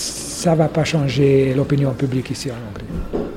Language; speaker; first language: French; non-native, fluent; Hungarian